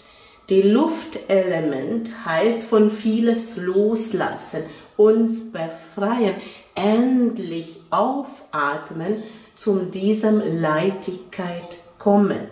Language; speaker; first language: German; non-native, fluent; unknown